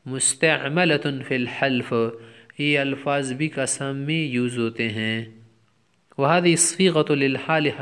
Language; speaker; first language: Urdu; non-native, local second language; Pashto